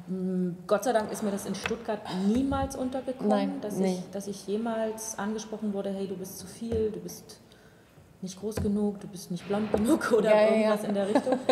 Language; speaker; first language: German; native; German